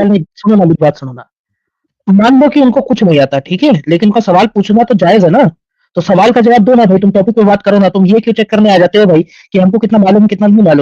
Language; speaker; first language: Hindi; native; Hindi